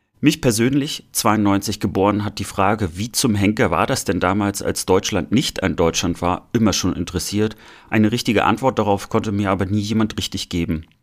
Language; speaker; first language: German; native; German